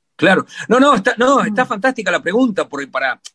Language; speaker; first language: Spanish; native; Spanish